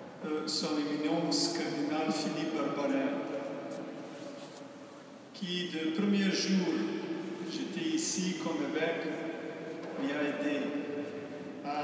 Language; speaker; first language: French; non-native, fluent; English